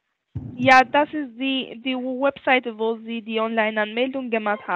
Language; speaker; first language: German; non-native, learner; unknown